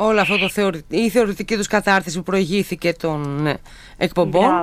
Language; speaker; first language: Greek; native; Greek